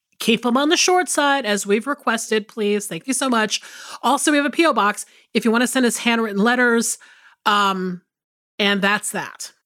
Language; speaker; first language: English; native; English